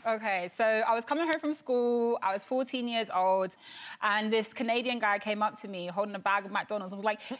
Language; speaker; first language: English; native; English